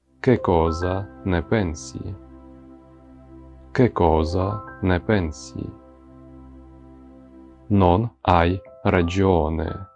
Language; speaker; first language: Italian; non-native, fluent; Ukrainian